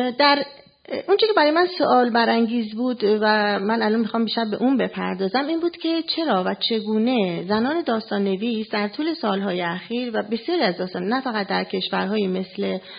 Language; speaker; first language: Persian; native; Persian